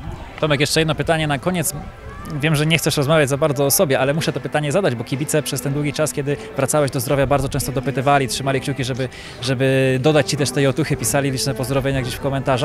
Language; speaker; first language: Polish; native; Polish